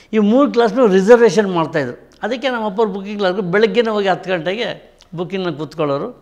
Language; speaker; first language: Kannada; native; Kannada